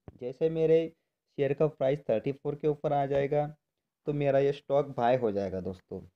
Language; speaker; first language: Hindi; non-native, local second language; Marathi